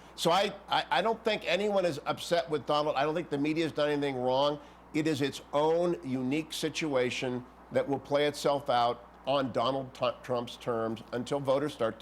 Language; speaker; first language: English; native; English